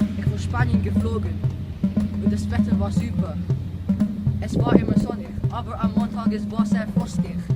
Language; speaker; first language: German; non-native, learner; English